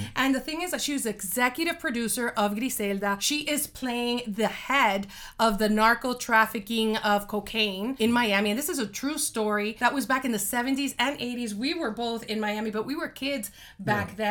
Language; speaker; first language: English; native; English